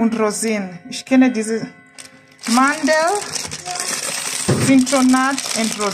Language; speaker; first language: German; non-native, learner; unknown